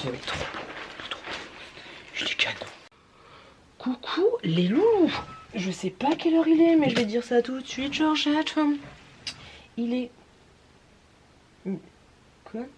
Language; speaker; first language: French; native; French